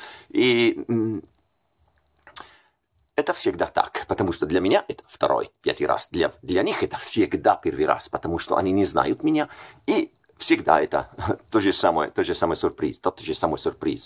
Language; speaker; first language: Russian; non-native, fluent; Italian